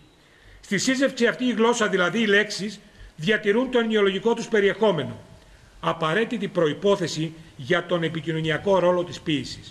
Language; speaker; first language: Greek; native; Greek